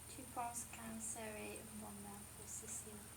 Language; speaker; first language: French; non-native, learner; English